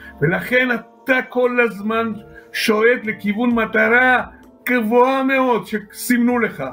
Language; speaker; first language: Hebrew; non-native, fluent; Georgian